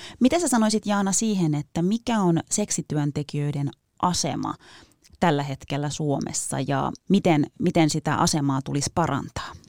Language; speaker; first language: Finnish; native; Finnish